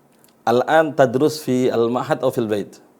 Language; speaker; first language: Arabic; non-native, fluent; Indonesian